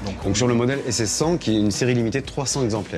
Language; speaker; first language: French; native; French